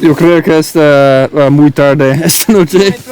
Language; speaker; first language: Spanish; non-native, learner; English